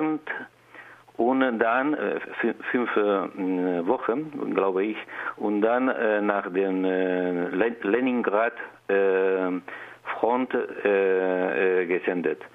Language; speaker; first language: German; non-native, learner; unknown